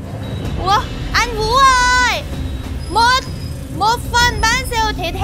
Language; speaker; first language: Vietnamese; non-native, fluent; Korean